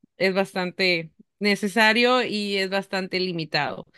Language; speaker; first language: Spanish; native; Spanish